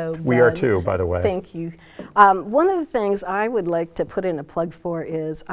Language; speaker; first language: English; native; English